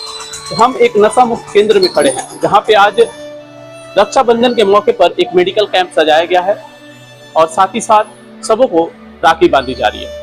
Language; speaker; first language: Hindi; native; Hindi